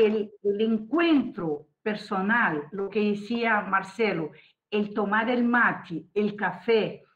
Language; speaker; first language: Spanish; non-native, fluent; Portuguese